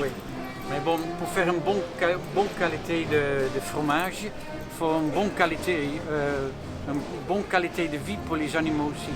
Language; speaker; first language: French; non-native, fluent; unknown